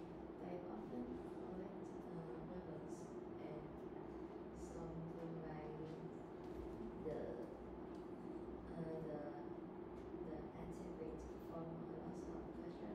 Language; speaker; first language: English; non-native, learner; Vietnamese